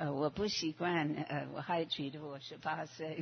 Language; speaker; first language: Chinese; non-native, fluent; English